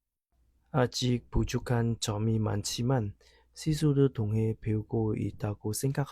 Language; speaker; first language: Korean; non-native, learner; Khmer